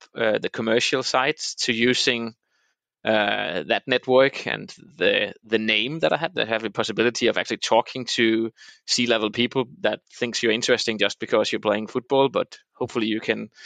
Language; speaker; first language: English; non-native, fluent; Danish